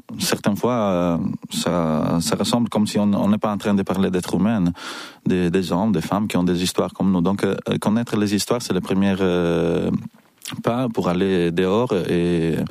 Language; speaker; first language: French; non-native, fluent; Italian